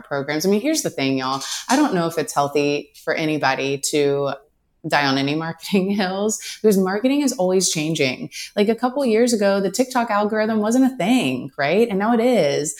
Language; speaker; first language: English; native; English